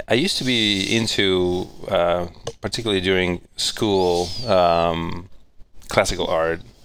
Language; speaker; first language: English; non-native, fluent; Spanish